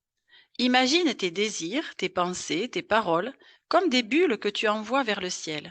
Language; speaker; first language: French; native; French